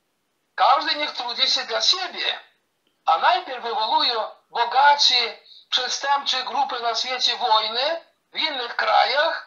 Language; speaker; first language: Polish; early bilingual, heritage; Polish